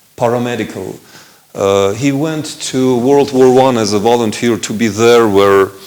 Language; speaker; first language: English; non-native, fluent; Armenian